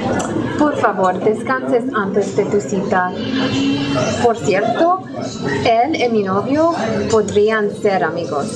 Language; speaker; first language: Spanish; non-native, learner; English